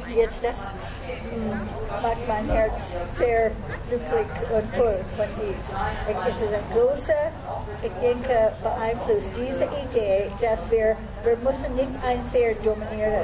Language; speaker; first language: German; non-native, fluent; English